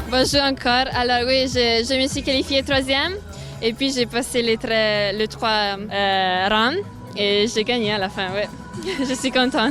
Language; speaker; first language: French; non-native, learner; Italian